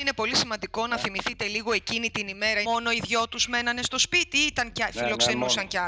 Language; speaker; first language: Greek; native; Greek